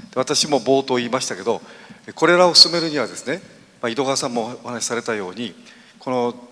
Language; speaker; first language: Japanese; native; Japanese